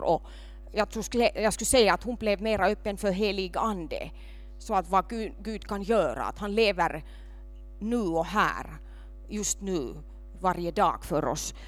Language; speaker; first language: Swedish; non-native, local second language; Finnish